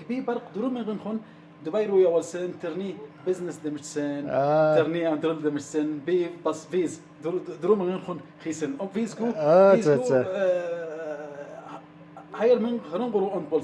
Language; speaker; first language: Mongolian; non-native, learner; Arabic